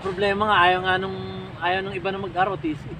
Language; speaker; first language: Filipino; native; Filipino